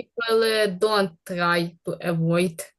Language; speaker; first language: English; non-native, learner; Ukrainian